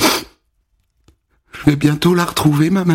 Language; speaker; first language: French; native; French